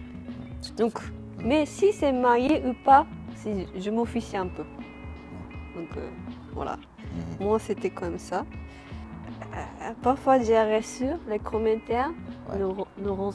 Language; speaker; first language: French; non-native, learner; Japanese